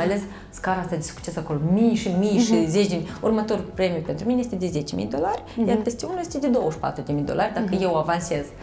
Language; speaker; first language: Romanian; native; Romanian